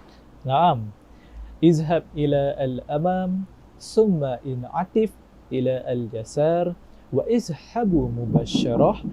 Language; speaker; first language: Arabic; non-native, learner; Malay